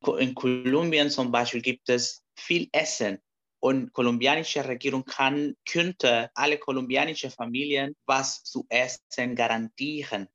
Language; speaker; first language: German; non-native, learner; Spanish